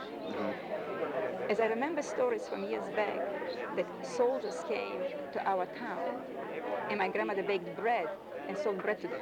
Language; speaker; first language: English; non-native, fluent; Yiddish